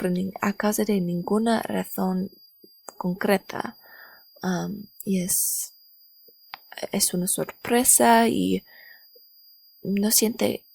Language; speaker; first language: Spanish; non-native, learner; English